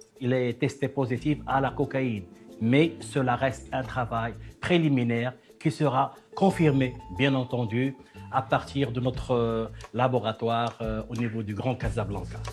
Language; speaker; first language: French; non-native, local second language; Arabic